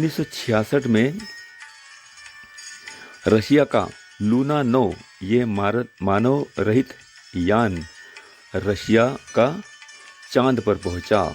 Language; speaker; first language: Hindi; non-native, local second language; Marathi